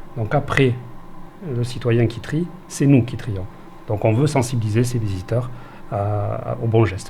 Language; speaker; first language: French; native; French